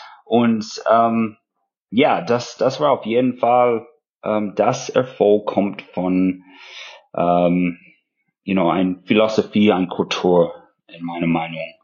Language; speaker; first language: German; non-native, fluent; English